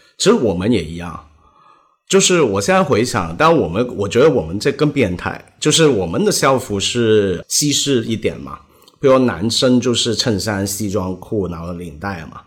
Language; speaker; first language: Chinese; non-native, local second language; Cantonese